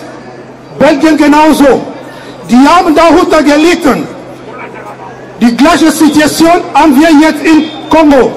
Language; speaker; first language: German; non-native, fluent; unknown